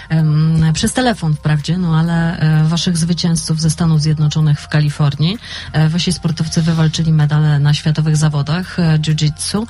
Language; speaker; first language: Polish; native; Polish